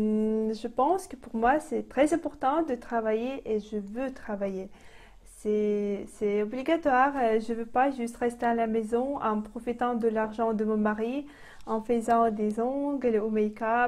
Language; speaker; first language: French; non-native, fluent; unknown